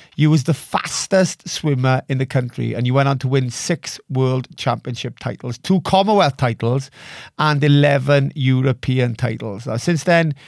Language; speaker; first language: English; native; English